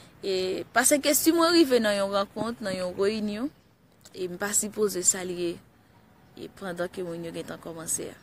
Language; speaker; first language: French; non-native, learner; Haitian Creole